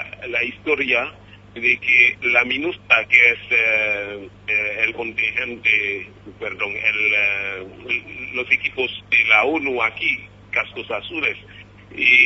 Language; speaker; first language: Spanish; non-native, fluent; Haitian Creole